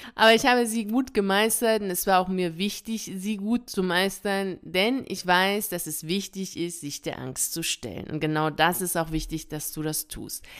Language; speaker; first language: German; native; German